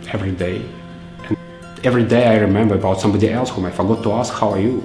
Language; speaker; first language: English; non-native, fluent; Belarusian